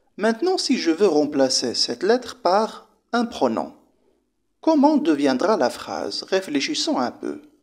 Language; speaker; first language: French; non-native, local second language; Arabic